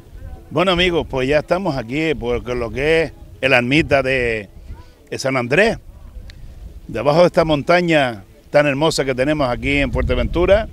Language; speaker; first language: Spanish; native; Spanish